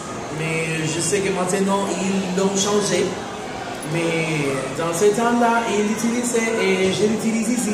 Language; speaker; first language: French; non-native, learner; Spanish